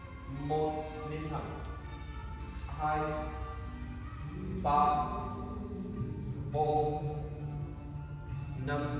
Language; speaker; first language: Vietnamese; non-native, learner; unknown